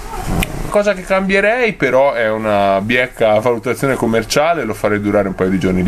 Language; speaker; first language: Italian; native; Italian